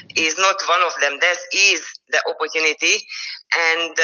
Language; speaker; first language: English; non-native, fluent; Hungarian